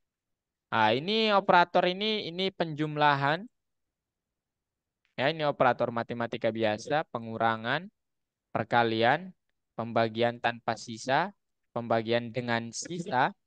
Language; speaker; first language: Indonesian; native; Indonesian